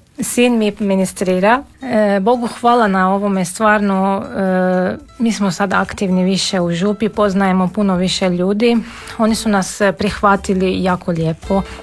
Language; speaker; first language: Serbian; non-native, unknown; Armenian